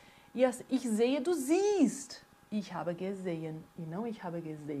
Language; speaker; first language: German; non-native, fluent; Portuguese